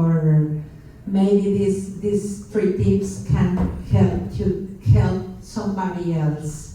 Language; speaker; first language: English; non-native, learner; Spanish